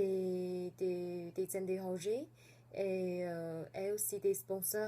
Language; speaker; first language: French; non-native, fluent; Chinese